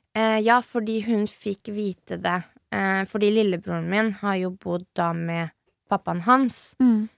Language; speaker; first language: Norwegian; early bilingual, other home language; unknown